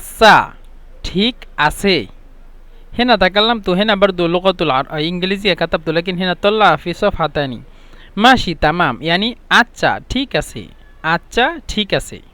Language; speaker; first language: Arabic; non-native, fluent; Bangla